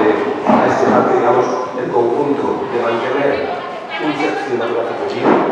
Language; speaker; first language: Spanish; native; Spanish